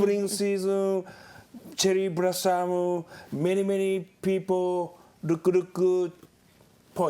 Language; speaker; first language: English; non-native, learner; Japanese